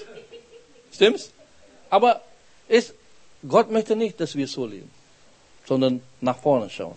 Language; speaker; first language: German; non-native, fluent; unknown